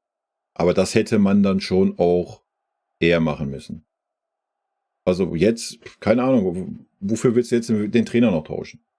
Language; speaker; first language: German; native; German